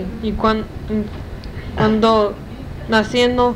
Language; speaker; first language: Spanish; early bilingual, heritage; Spanish